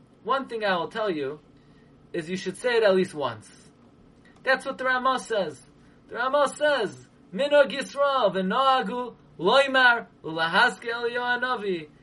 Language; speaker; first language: English; native; English